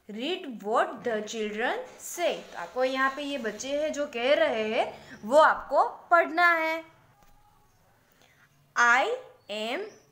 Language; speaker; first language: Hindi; non-native, local second language; Gujarati